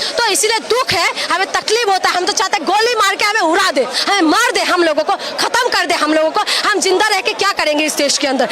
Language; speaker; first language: Hindi; non-native, local second language; Assamese